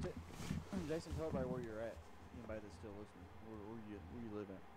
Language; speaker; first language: English; native; English